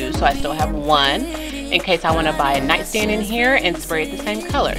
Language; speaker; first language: English; native; English